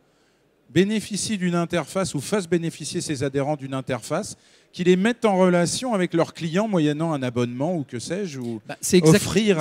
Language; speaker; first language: French; native; French